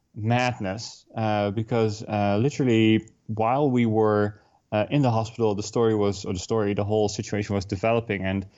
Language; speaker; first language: English; non-native, fluent; Dutch